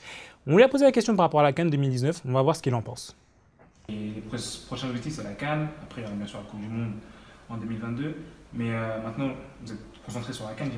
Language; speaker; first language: French; native; French